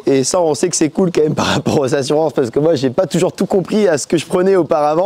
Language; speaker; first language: French; native; French